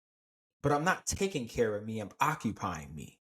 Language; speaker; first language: English; native; English